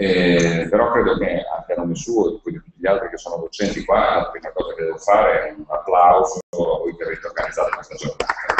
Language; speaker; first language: Italian; native; Italian